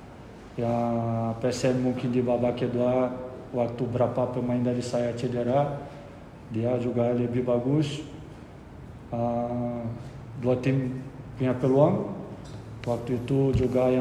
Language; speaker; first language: Indonesian; non-native, learner; Portuguese